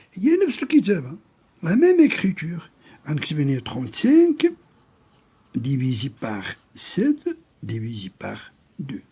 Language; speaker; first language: French; non-native, local second language; Arabic